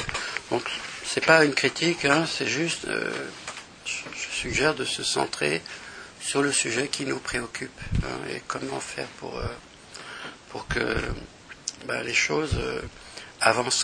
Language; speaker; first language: French; native; French